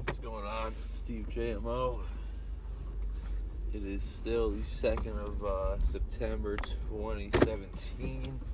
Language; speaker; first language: English; native; English